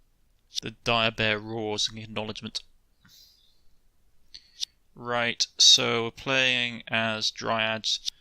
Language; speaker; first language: English; native; English